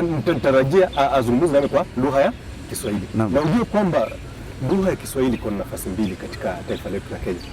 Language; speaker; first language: Swahili; non-native, local second language; Luyia